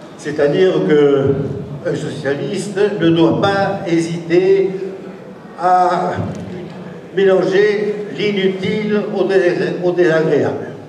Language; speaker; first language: French; native; French